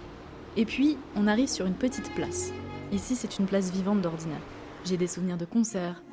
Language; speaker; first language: French; native; French